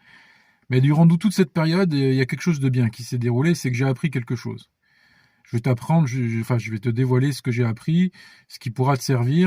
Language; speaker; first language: French; native; French